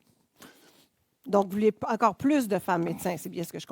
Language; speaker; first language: French; native; French